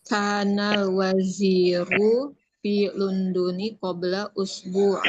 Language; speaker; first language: Arabic; non-native, learner; Indonesian